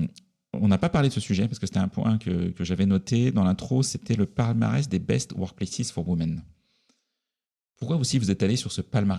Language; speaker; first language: French; native; French